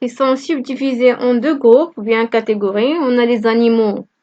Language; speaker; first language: French; non-native, local second language; Arabic